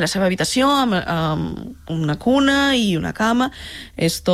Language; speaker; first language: Catalan; non-native, local second language; Spanish